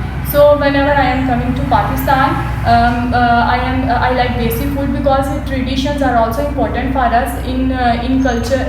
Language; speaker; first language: English; non-native, local second language; Urdu